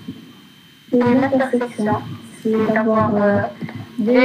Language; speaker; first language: French; non-native, local second language; Arabic